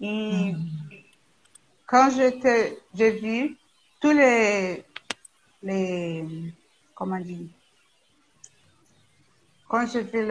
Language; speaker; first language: French; non-native, learner; Portuguese